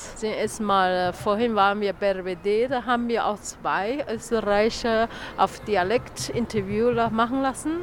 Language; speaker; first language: German; non-native, learner; Chinese